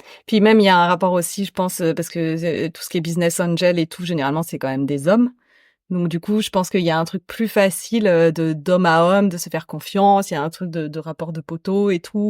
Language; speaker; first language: French; native; French